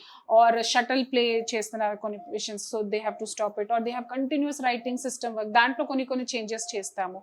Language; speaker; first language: Telugu; non-native, fluent; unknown